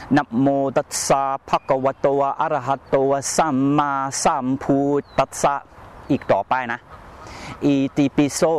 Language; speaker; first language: Thai; non-native, fluent; English